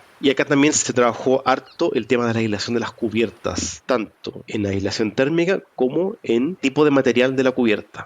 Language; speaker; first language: Spanish; native; Spanish